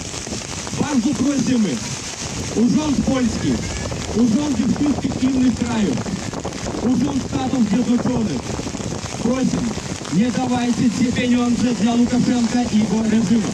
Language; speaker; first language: Polish; non-native, learner; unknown